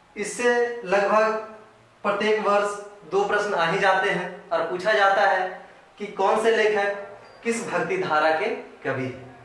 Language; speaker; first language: Hindi; native; Hindi